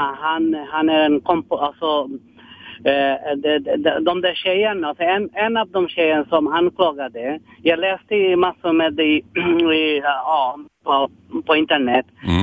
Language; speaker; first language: Swedish; non-native, fluent; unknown